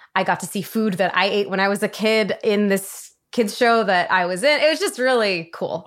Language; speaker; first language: English; early bilingual, other home language; Thai